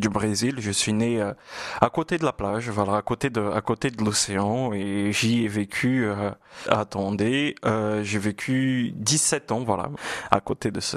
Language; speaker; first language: French; non-native, fluent; Portuguese